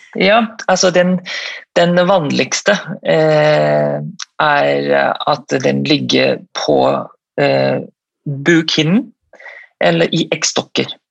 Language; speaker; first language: Norwegian; non-native, fluent; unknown